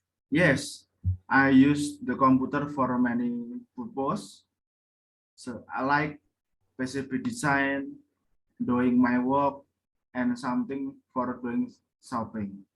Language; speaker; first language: English; non-native, learner; Indonesian